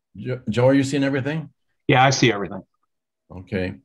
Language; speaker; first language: English; native; English